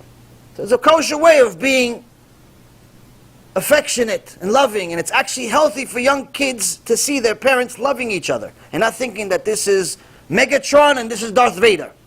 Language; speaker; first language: English; non-native, fluent; Hebrew